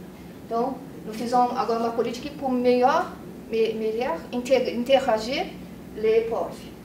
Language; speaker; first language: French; non-native, learner; Portuguese